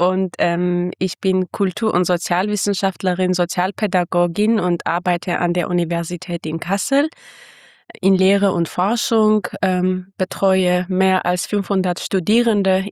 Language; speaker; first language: German; non-native, fluent; Armenian